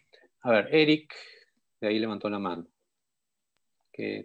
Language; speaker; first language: Spanish; native; Spanish